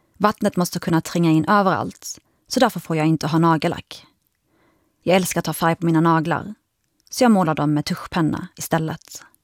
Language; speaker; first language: Swedish; early bilingual, other home language; Arabic